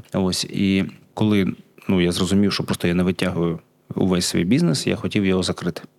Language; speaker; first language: Ukrainian; non-native, local second language; Russian